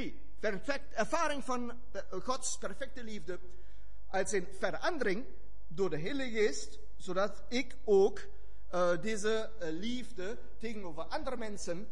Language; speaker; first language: Dutch; non-native, fluent; German